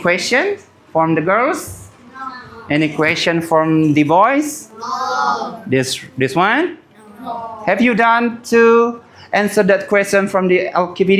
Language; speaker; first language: English; non-native, learner; Indonesian